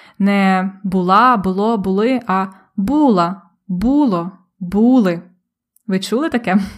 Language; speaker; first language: Ukrainian; native; Ukrainian